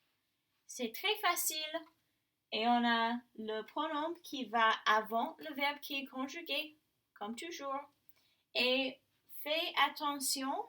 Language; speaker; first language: French; non-native, fluent; English